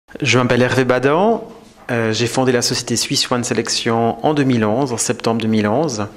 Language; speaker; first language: French; native; French